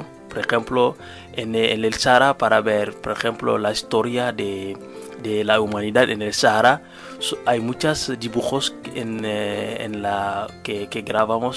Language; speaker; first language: Spanish; non-native, learner; Wolof